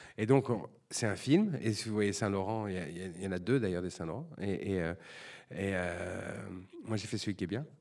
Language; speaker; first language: French; native; French